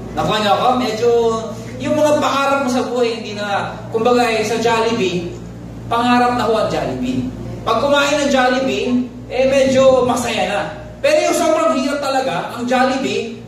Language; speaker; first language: Filipino; non-native, local second language; Pangasinan